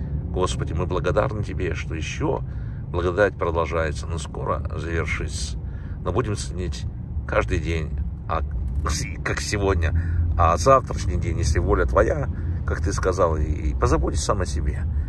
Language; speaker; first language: Russian; native; Russian